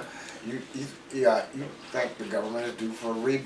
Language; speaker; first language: English; native; English